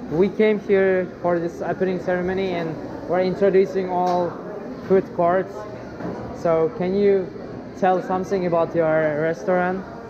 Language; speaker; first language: English; non-native, learner; Uzbek